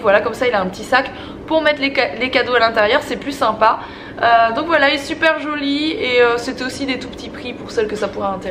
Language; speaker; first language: French; native; French